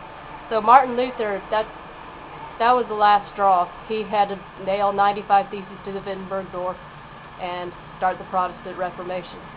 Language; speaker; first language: English; native; English